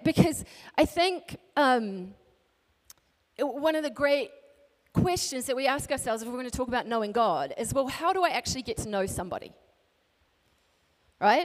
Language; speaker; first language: English; native; English